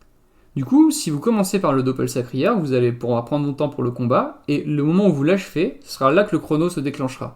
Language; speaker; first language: French; native; French